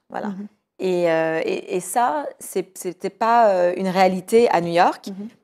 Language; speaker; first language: French; native; French